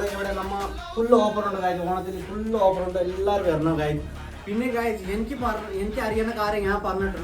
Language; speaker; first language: Malayalam; non-native, fluent; Nepali